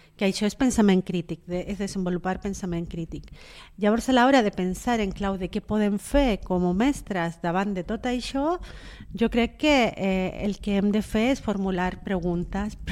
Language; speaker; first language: Catalan; non-native, local second language; Spanish